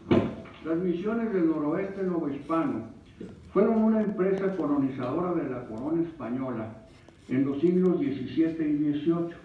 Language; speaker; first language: Spanish; native; Spanish